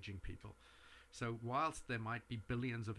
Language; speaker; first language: English; native; English